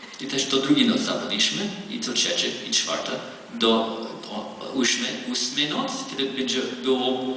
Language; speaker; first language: Polish; non-native, learner; Hebrew